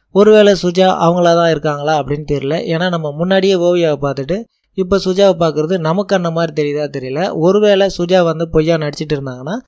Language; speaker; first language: Tamil; native; Tamil